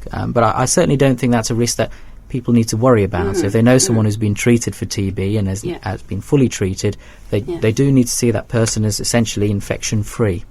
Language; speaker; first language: English; native; English